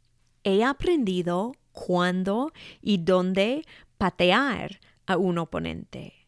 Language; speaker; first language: Spanish; non-native, fluent; English